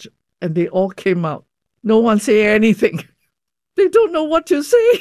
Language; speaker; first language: English; non-native, fluent; Cantonese